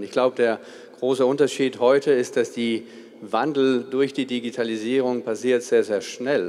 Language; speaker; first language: German; non-native, fluent; Danish